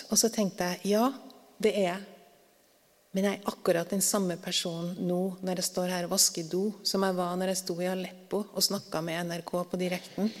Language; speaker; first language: Norwegian; native; Norwegian